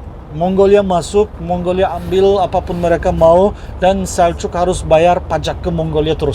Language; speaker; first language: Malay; non-native, fluent; Turkish